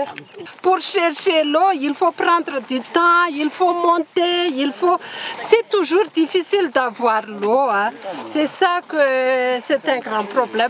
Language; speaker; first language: French; non-native, local second language; Malagasy